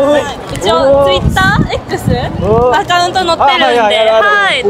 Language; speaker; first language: Japanese; native; Japanese